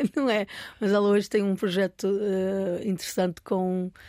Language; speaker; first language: Portuguese; native; Portuguese